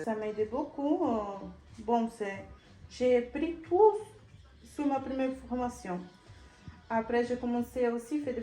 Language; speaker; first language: French; non-native, learner; Portuguese